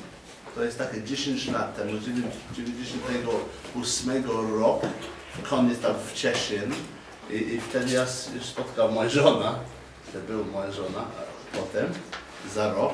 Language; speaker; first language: Polish; non-native, learner; English